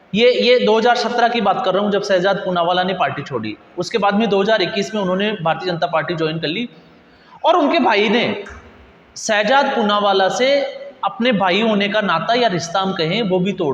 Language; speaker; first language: Hindi; native; Hindi